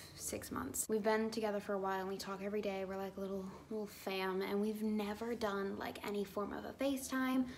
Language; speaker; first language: English; native; English